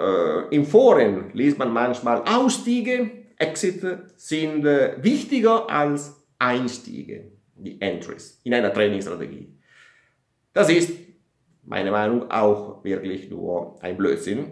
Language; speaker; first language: German; non-native, fluent; Italian